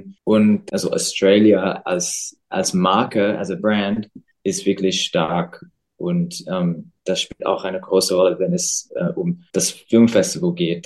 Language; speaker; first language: German; non-native, fluent; English